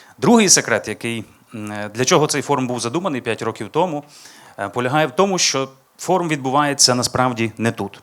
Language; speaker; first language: Ukrainian; native; Ukrainian